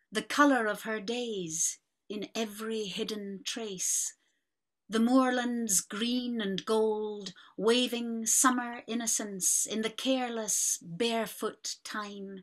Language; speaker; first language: English; native; English